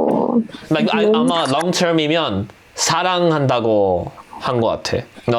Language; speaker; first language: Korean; non-native, fluent; English